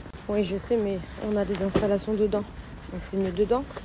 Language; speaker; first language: French; native; French